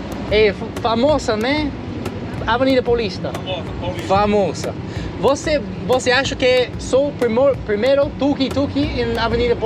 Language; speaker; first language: Portuguese; non-native, learner; English